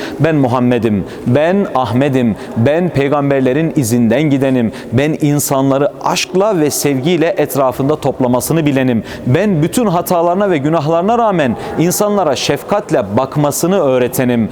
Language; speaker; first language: Turkish; native; Turkish